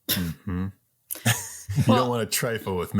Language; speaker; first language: English; native; English